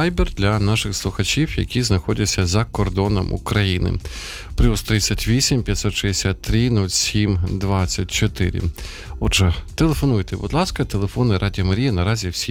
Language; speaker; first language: Ukrainian; native; Ukrainian